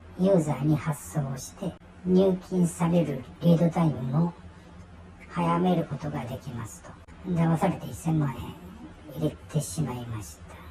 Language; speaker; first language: Japanese; native; Japanese